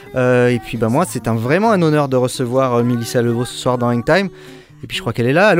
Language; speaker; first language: French; native; French